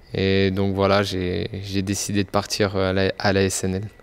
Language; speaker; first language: French; native; French